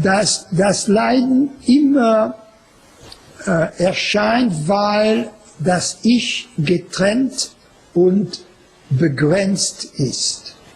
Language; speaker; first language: German; non-native, fluent; French